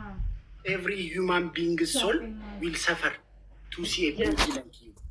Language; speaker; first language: English; non-native, learner; Oromo